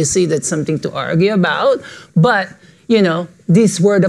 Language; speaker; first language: English; non-native, local second language; Filipino